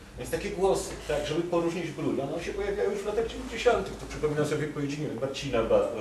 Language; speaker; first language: Polish; native; Polish